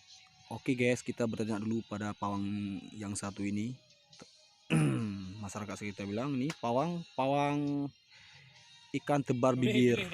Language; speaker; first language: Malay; non-native, local second language; Achinese